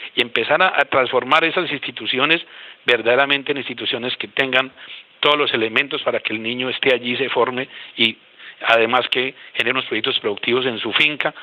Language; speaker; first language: Spanish; native; Spanish